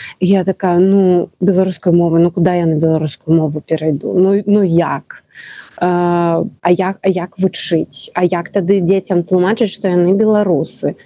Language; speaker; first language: Belarusian; non-native, local second language; Russian